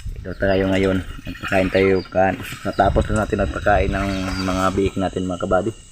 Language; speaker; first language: Filipino; non-native, local second language; Cebuano